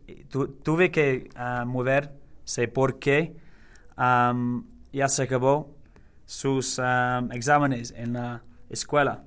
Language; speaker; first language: Spanish; non-native, learner; English